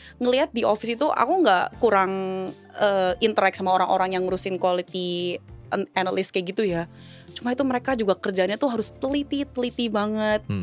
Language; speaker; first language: Indonesian; native; Indonesian